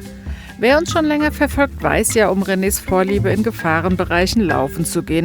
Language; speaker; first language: German; native; German